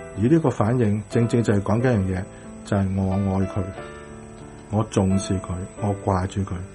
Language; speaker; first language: Chinese; non-native, local second language; Cantonese